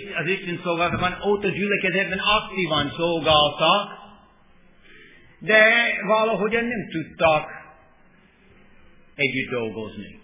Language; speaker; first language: Hungarian; non-native, fluent; English